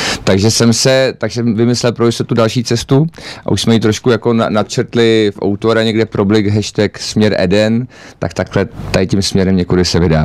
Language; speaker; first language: Czech; native; Czech